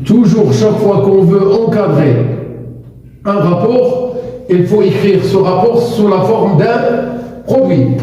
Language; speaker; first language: French; non-native, local second language; Arabic